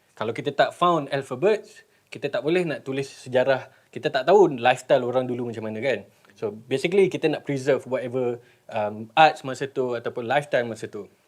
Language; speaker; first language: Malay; native; Malay